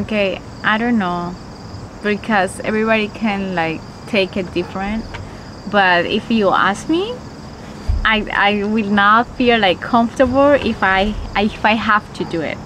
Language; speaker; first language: English; non-native, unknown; Spanish